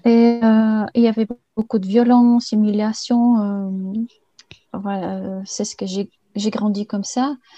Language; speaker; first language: French; non-native, fluent; Bulgarian